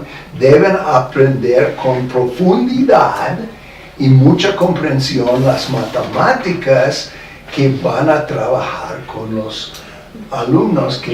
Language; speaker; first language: Spanish; non-native, fluent; English